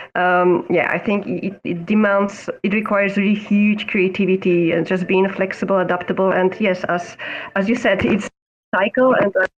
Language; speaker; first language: English; non-native, fluent; Polish